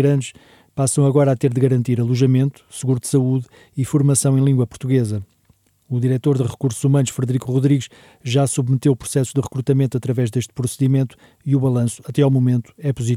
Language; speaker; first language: Portuguese; native; Portuguese